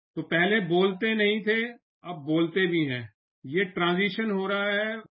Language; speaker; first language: Hindi; native; Hindi